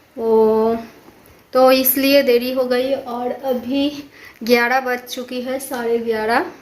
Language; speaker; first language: Hindi; non-native, local second language; Bangla